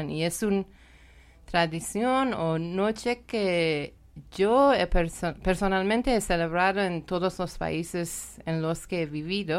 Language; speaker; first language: Spanish; non-native, learner; Persian